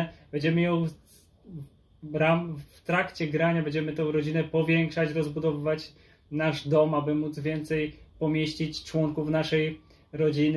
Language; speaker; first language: Polish; native; Polish